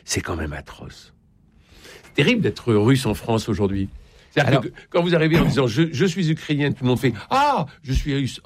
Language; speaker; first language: French; native; French